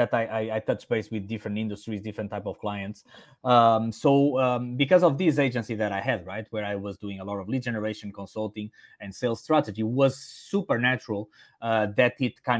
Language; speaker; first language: English; non-native, fluent; Portuguese